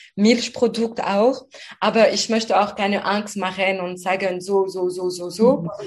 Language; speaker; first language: German; non-native, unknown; French